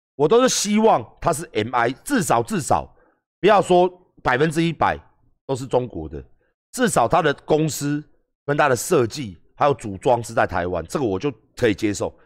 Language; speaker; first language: Chinese; native; Chinese